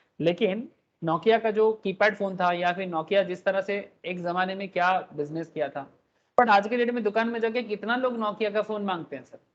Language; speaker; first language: Hindi; non-native, local second language; Bangla